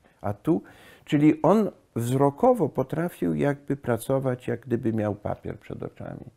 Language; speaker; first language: Polish; early bilingual, heritage; Polish